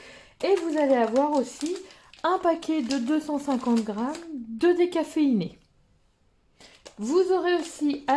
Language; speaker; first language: French; native; French